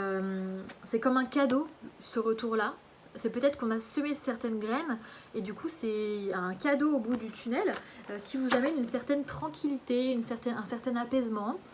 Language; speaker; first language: French; native; French